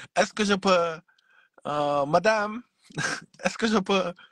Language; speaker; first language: French; non-native, learner; Korean